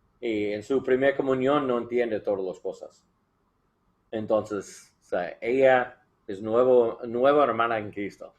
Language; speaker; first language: Spanish; non-native, learner; English